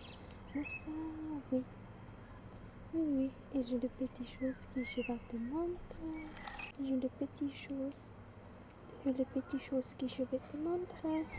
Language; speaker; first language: French; non-native, learner; German